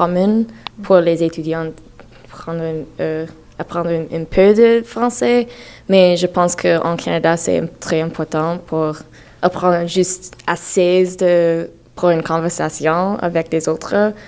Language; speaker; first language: French; non-native, learner; English